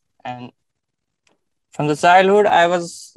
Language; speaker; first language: English; non-native, local second language; Nepali